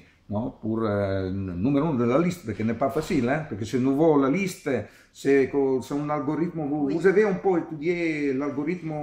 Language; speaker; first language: French; non-native, learner; Italian